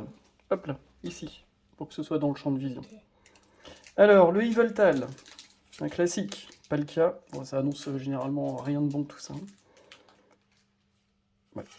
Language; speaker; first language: French; native; French